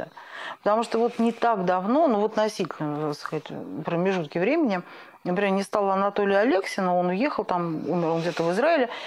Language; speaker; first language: Russian; native; Russian